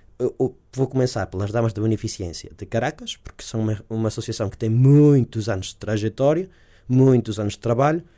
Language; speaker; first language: Portuguese; early bilingual, heritage; Portuguese